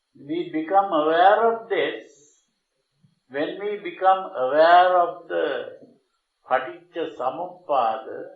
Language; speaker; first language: English; non-native, local second language; Sinhala